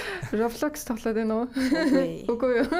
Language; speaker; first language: Mongolian; native; Mongolian